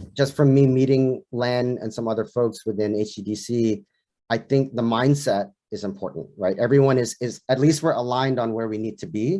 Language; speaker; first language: English; native; English